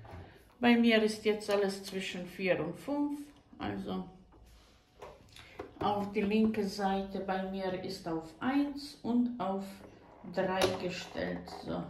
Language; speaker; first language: German; non-native, fluent; Croatian